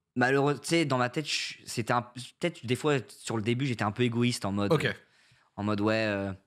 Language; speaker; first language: French; native; French